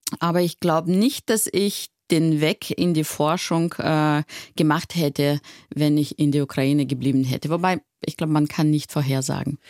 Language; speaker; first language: German; non-native, fluent; Russian